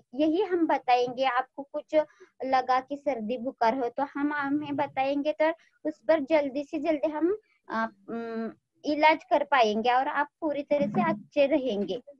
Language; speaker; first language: Hindi; non-native, local second language; Marathi